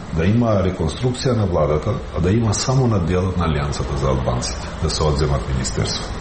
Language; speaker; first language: Macedonian; non-native, local second language; Albanian